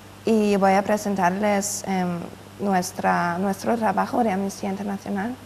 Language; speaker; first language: Spanish; non-native, fluent; German